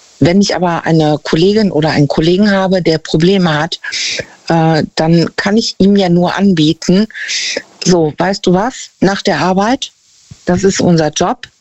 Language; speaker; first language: German; native; German